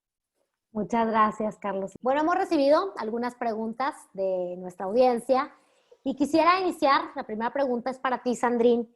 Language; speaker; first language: Spanish; native; Spanish